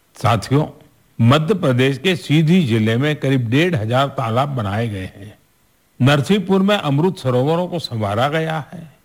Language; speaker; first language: Hindi; non-native, local second language; Gujarati